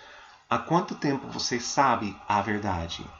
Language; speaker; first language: Portuguese; non-native, fluent; English